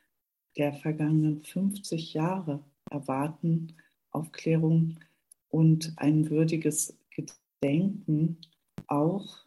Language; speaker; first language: German; native; German